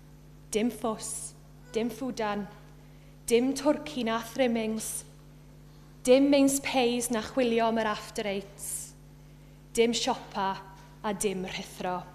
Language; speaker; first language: Welsh; native; Welsh